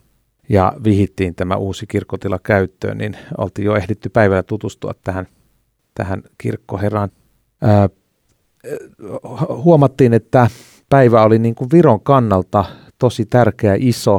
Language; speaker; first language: Finnish; native; Finnish